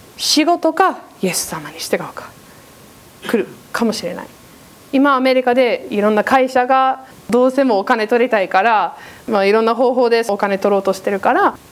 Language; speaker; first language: Japanese; non-native, fluent; English